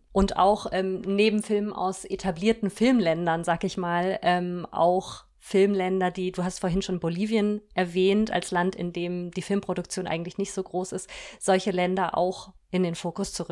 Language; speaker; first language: German; native; German